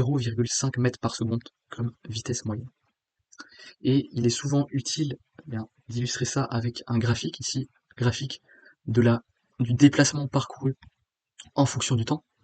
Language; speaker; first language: French; native; French